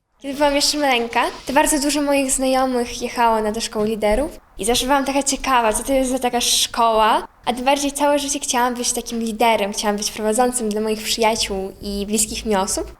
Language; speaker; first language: Polish; non-native, fluent; Ukrainian